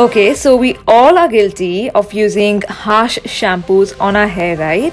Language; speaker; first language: English; non-native, local second language; Hindi